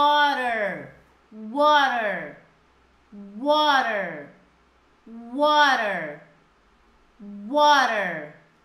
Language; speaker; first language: English; non-native, fluent; Portuguese